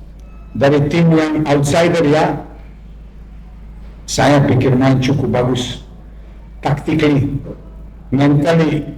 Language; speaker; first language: Indonesian; non-native, fluent; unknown